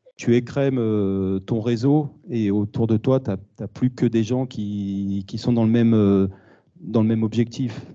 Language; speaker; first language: French; native; French